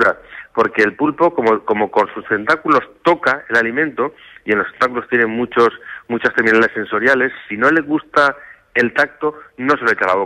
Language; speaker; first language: Spanish; native; Spanish